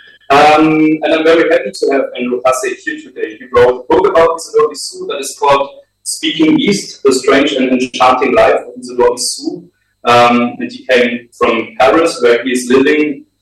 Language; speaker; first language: English; non-native, fluent; German